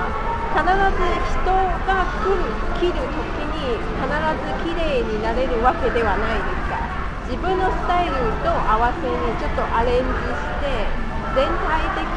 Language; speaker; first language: Japanese; non-native, fluent; Chinese